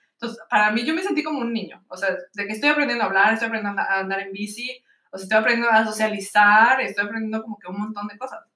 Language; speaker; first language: Spanish; native; Spanish